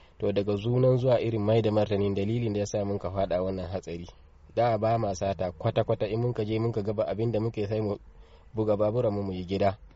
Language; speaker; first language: Hausa; non-native, local second language; Fula